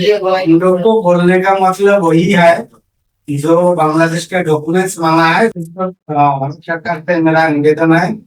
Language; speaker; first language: Hindi; non-native, local second language; Bangla